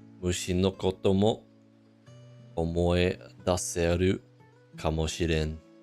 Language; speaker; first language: Japanese; non-native, fluent; English